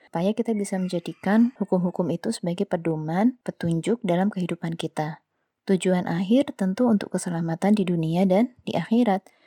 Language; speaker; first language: Indonesian; non-native, local second language; Javanese